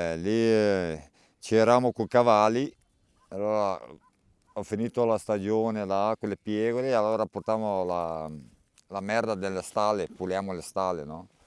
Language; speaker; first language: Italian; non-native, learner; Romanian